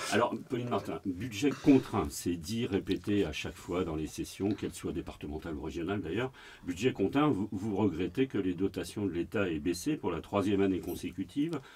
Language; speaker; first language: French; native; French